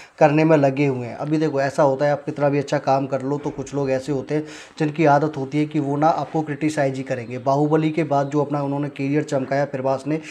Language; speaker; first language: Hindi; native; Hindi